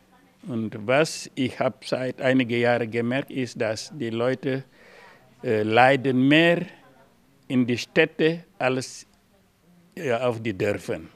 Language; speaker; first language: German; non-native, learner; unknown